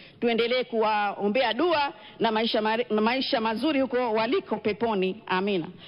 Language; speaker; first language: Swahili; native; Swahili